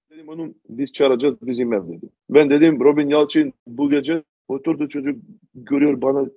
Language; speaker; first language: Turkish; non-native, learner; Macedonian